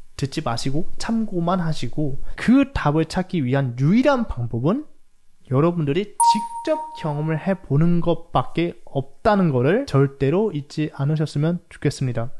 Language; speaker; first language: Korean; native; Korean